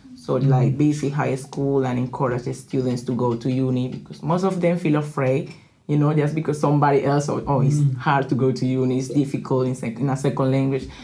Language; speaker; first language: English; non-native, learner; Spanish